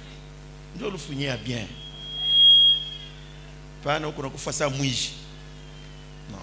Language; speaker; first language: French; non-native, local second language; Lingala